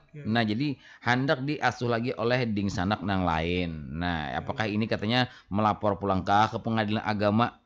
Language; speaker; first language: Indonesian; native; Indonesian